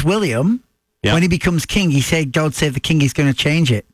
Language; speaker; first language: English; native; English